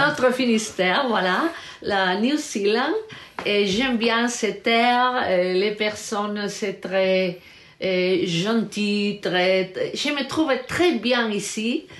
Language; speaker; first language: French; non-native, learner; Galician